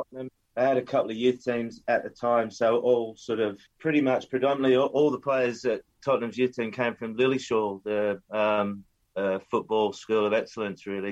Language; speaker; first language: English; native; English